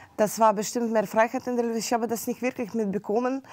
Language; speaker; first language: German; non-native, fluent; Russian